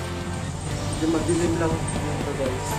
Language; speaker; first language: Filipino; native; Filipino